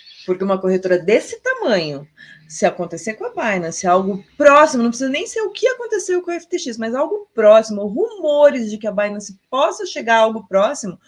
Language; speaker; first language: Portuguese; native; Portuguese